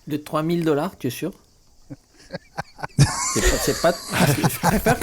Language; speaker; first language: French; native; French